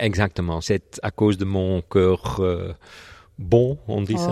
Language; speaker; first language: French; non-native, local second language; Dutch